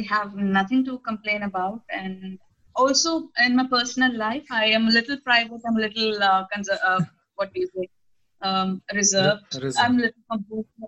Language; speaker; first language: English; non-native, local second language; Telugu